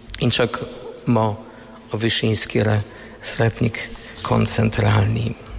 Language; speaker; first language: Hungarian; non-native, fluent; Polish